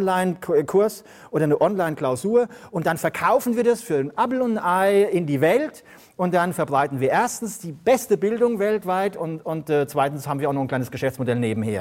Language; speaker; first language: German; native; German